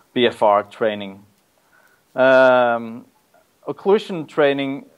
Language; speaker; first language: English; non-native, fluent; Norwegian